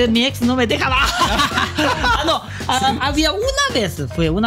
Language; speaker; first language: Spanish; non-native, learner; Chinese